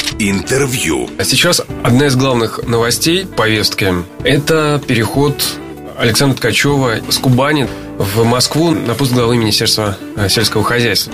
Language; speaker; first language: Russian; native; Russian